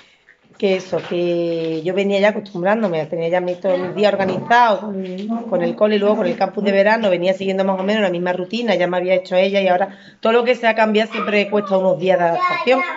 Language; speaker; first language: Spanish; native; Spanish